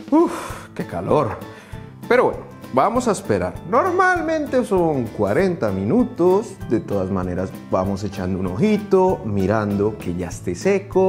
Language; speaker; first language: Spanish; native; Spanish